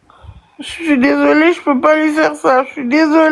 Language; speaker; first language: French; native; French